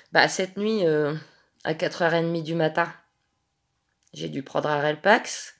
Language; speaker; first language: French; native; French